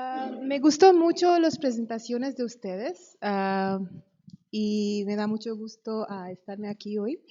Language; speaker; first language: Spanish; non-native, fluent; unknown